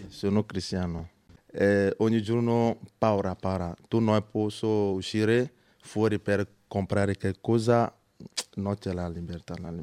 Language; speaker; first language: Italian; non-native, learner; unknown